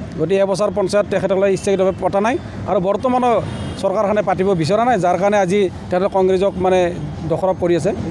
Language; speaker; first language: Assamese; native; Assamese